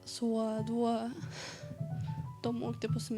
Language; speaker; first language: Swedish; early bilingual, other home language; Arabic